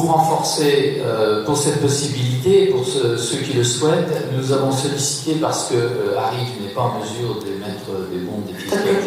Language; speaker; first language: French; native; French